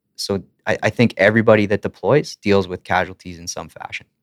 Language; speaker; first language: English; native; English